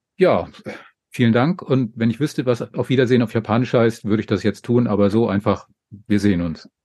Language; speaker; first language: German; native; German